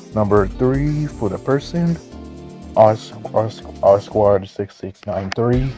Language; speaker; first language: English; native; English